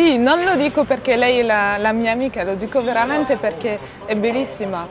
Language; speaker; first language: Italian; non-native, learner; Albanian